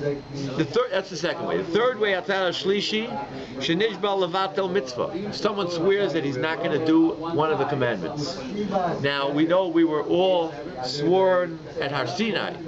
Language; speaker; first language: English; native; English